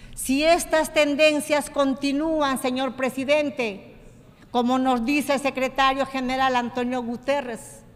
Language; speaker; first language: Spanish; native; Spanish